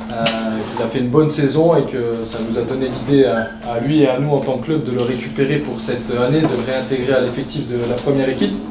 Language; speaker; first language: French; native; French